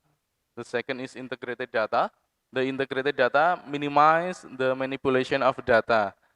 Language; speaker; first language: English; non-native, fluent; Indonesian